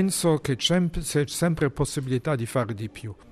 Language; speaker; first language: Italian; non-native, fluent; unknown